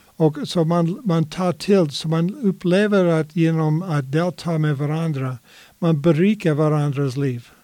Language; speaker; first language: Swedish; non-native, fluent; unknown